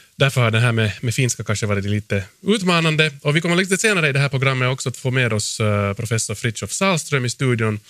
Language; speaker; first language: Swedish; native; Swedish